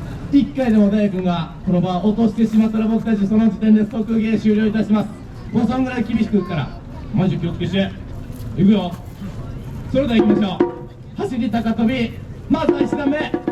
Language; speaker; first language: Japanese; native; Japanese